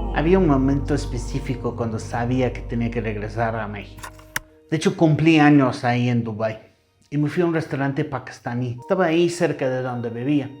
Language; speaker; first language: Spanish; non-native, fluent; English